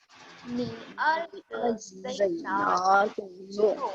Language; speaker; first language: Chinese; non-native, learner; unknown